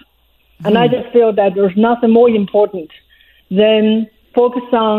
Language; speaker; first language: English; non-native, fluent; Chinese